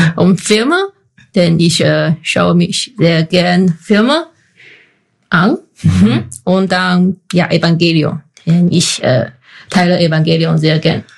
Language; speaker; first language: German; non-native, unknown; Chinese